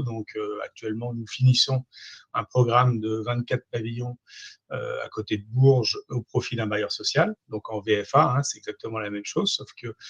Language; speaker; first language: French; native; French